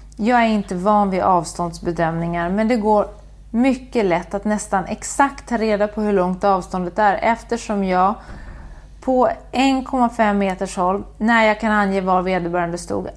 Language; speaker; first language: Swedish; native; Swedish